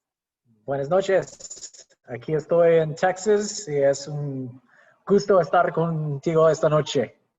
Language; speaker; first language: Spanish; non-native, fluent; English